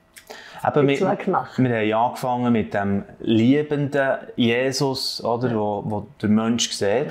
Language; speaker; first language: German; native; German